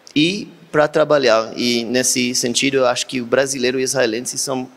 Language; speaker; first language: Portuguese; non-native, fluent; Hebrew